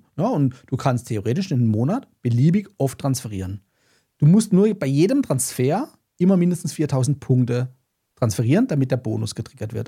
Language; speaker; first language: German; native; German